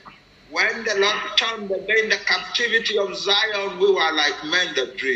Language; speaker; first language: English; non-native, local second language; Yoruba